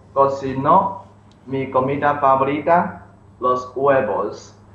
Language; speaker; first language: Spanish; non-native, learner; English